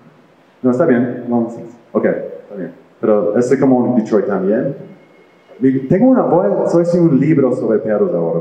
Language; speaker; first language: Spanish; non-native, fluent; English